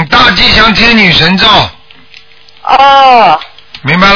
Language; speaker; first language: Chinese; native; Chinese